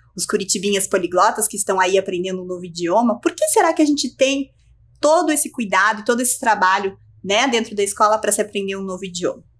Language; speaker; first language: Portuguese; native; Portuguese